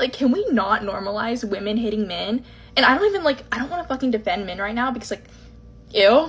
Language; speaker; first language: English; native; English